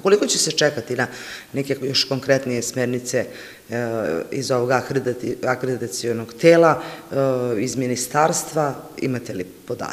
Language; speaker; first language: Serbian; native; Serbian